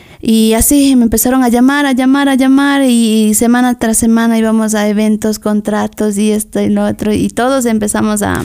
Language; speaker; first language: Spanish; native; Spanish